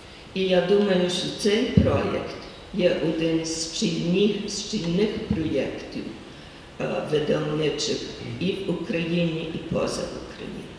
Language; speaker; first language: Ukrainian; early bilingual, heritage; Ukrainian